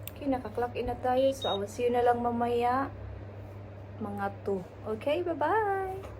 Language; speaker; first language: Filipino; non-native, local second language; Cebuano